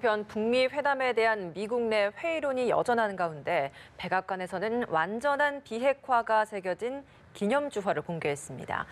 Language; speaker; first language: Korean; native; Korean